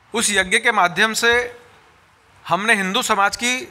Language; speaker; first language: Hindi; native; Hindi